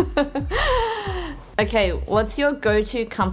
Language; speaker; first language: English; native; English